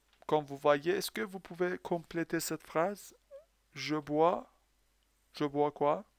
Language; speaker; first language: French; non-native, fluent; Persian